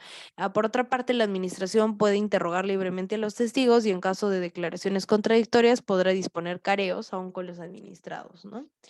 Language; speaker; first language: Spanish; native; Spanish